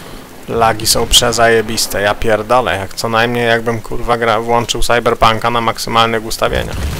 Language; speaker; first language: Polish; native; Polish